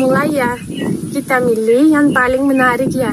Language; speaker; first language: Indonesian; non-native, fluent; Russian